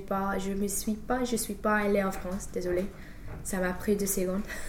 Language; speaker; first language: French; non-native, fluent; English